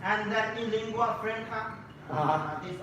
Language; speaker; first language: English; non-native, learner; Burmese